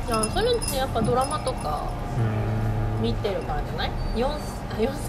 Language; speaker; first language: Japanese; native; Japanese